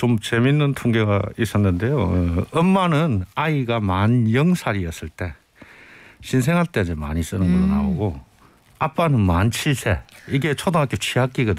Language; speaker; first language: Korean; native; Korean